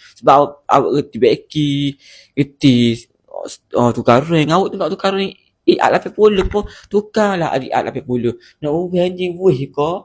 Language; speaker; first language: Malay; native; Malay